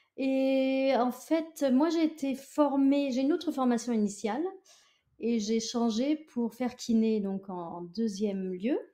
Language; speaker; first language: French; non-native, fluent; German